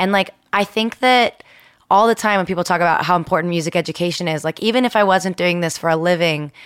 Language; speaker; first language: English; early bilingual, other home language; Spanish